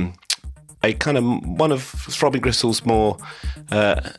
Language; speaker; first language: English; native; English